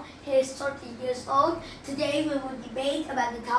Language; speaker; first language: English; non-native, learner; Vietnamese